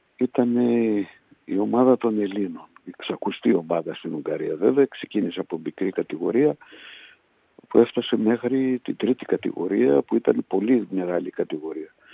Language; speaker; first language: Greek; early bilingual, heritage; Greek